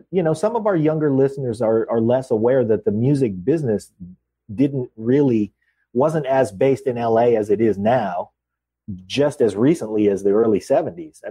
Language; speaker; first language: English; native; English